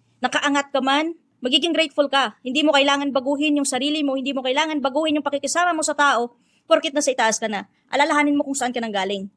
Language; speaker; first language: Filipino; non-native, local second language; Hiligaynon